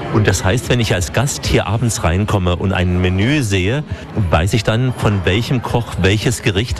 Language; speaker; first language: German; native; German